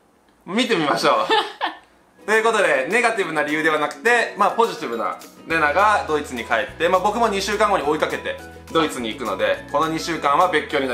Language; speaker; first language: Japanese; native; Japanese